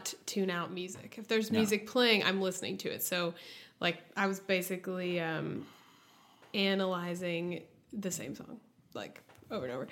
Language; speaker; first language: English; native; English